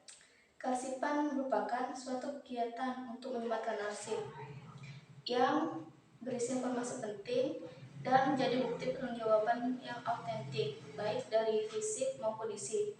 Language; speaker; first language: Indonesian; native; Indonesian